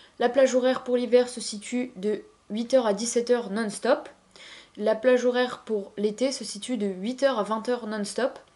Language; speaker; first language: French; native; French